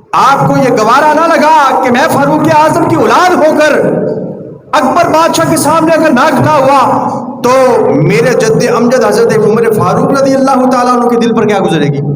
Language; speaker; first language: Urdu; non-native, local second language; Punjabi